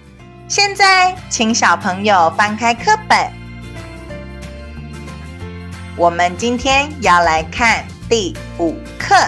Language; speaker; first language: Chinese; native; Chinese